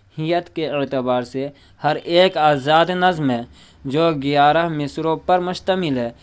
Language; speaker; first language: Urdu; native; Urdu